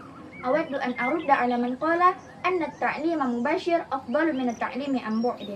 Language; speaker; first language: Arabic; non-native, fluent; Indonesian